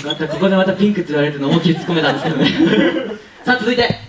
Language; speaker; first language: Japanese; native; Japanese